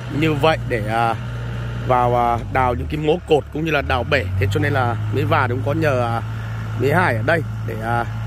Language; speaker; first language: Vietnamese; non-native, local second language; Hmong